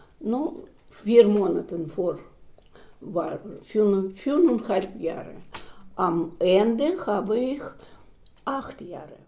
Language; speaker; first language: German; non-native, learner; Russian